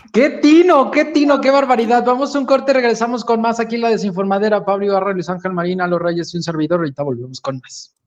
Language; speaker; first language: Spanish; native; Spanish